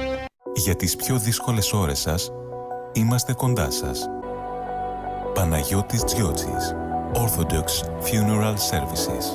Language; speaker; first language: Greek; native; Greek